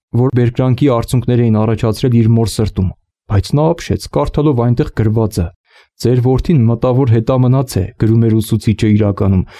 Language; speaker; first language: Armenian; native; Armenian